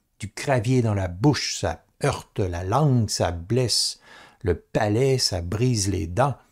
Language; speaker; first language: French; native; French